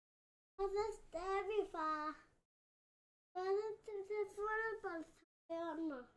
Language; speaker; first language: Danish; early bilingual, other home language; Vietnamese